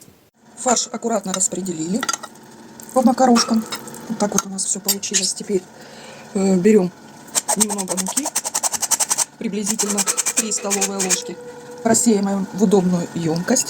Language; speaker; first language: Russian; native; Russian